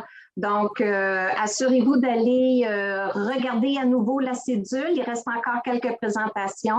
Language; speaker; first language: French; native; French